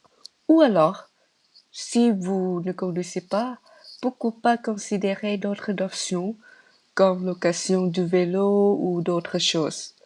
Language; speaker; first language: French; non-native, fluent; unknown